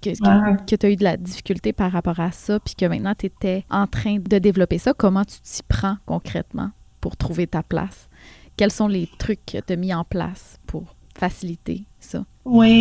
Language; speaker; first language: French; native; French